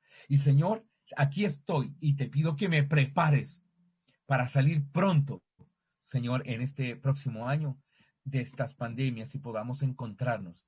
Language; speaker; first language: Spanish; native; Spanish